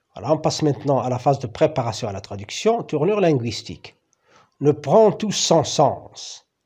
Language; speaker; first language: French; non-native, local second language; Arabic